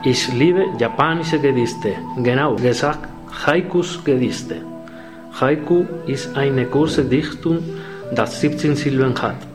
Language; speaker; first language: German; non-native, learner; Spanish